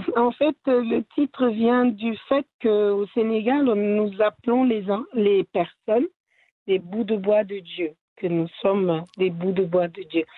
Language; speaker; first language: French; non-native, local second language; Wolof